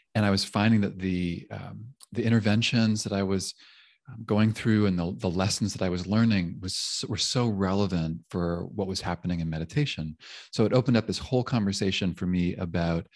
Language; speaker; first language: English; native; English